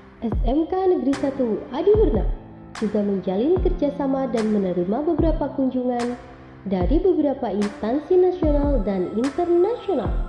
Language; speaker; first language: Indonesian; native; Indonesian